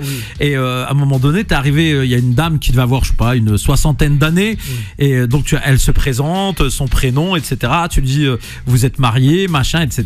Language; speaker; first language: French; native; French